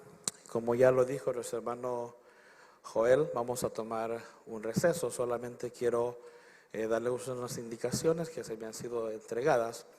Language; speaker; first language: Spanish; native; Spanish